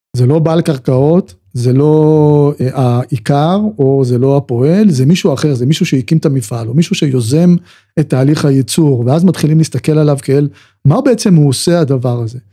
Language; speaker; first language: Hebrew; native; Hebrew